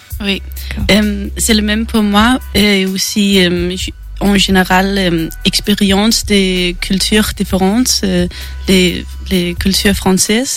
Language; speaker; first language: French; non-native, learner; German